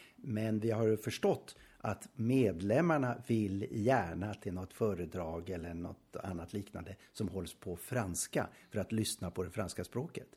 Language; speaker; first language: Swedish; native; Swedish